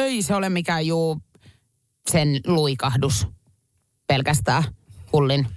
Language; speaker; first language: Finnish; native; Finnish